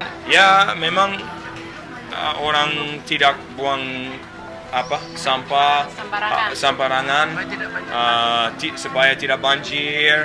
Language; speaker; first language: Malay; non-native, learner; English